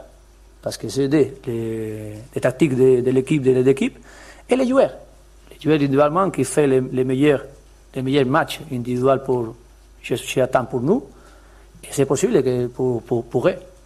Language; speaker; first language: French; non-native, learner; Spanish